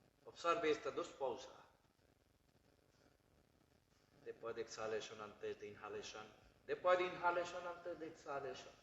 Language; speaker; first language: Spanish; non-native, learner; Bangla